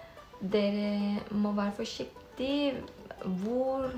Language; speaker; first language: Norwegian; non-native, fluent; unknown